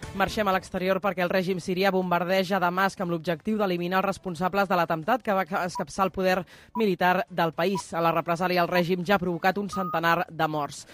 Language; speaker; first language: Catalan; native; Catalan